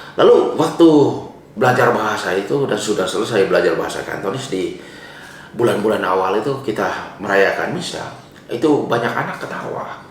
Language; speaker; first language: Indonesian; non-native, local second language; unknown